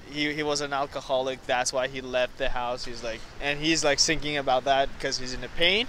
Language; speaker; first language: English; non-native, fluent; Turkmen